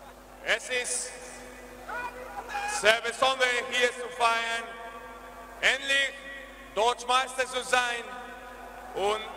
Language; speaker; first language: German; non-native, learner; Spanish